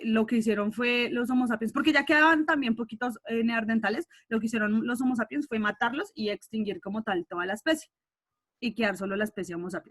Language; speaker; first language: Spanish; native; Spanish